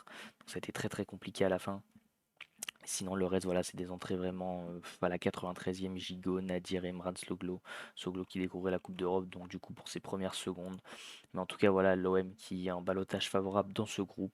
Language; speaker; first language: French; native; French